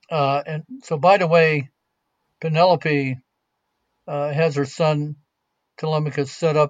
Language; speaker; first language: English; native; English